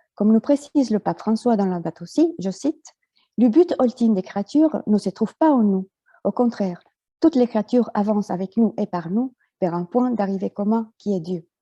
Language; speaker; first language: French; non-native, fluent; Spanish